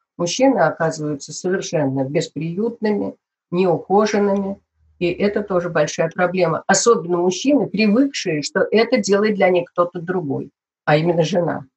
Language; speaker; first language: Russian; native; Russian